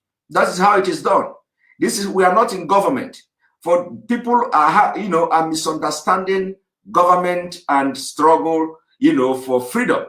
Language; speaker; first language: English; non-native, local second language; Igbo